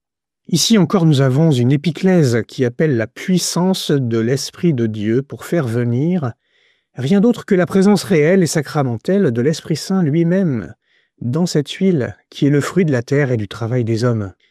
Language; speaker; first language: French; native; French